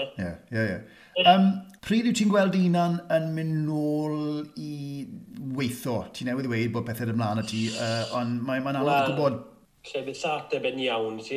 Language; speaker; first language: Welsh; native; Welsh